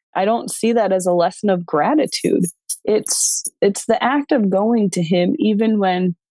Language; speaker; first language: English; native; English